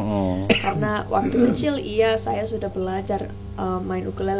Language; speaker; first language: Indonesian; non-native, learner; English